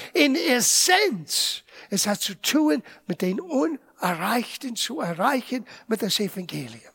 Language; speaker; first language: German; non-native, fluent; English